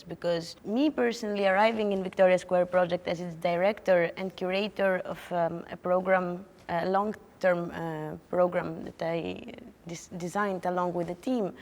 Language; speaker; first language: English; non-native, fluent; Greek